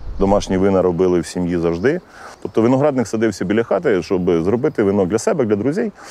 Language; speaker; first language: Ukrainian; native; Ukrainian